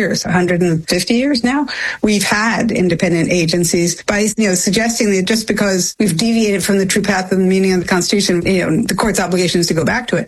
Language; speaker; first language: English; native; English